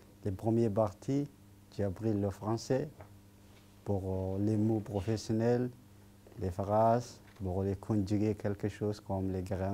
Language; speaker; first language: French; non-native, learner; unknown